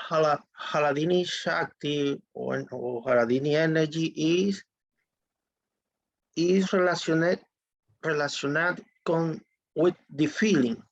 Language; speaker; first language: English; non-native, learner; Spanish